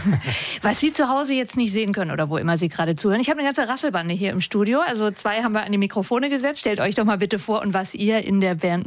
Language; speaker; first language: German; native; German